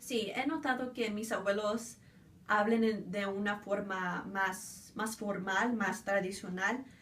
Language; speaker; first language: Spanish; early bilingual, other home language; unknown